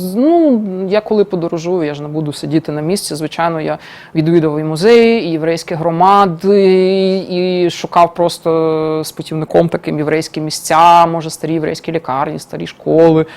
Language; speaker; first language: Ukrainian; non-native, local second language; Russian